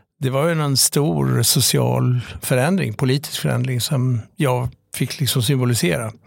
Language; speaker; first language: Swedish; native; Swedish